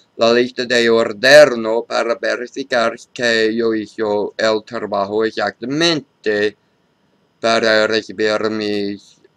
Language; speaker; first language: Spanish; non-native, learner; English